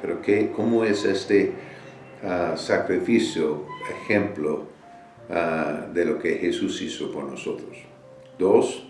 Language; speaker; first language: Spanish; non-native, fluent; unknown